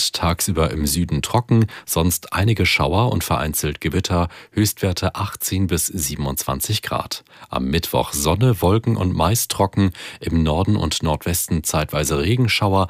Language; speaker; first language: German; native; German